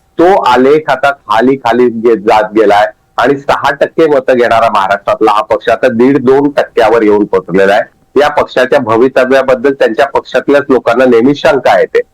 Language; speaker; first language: Marathi; native; Marathi